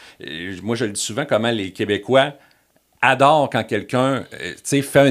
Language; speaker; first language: French; native; French